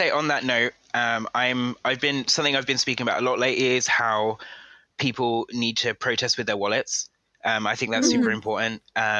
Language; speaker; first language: English; native; English